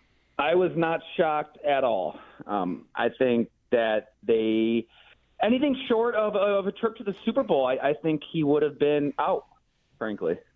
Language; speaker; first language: English; native; English